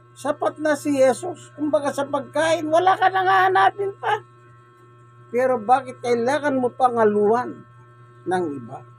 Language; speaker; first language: Filipino; non-native, local second language; Pampanga